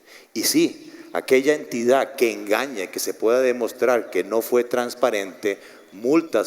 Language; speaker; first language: Spanish; native; Spanish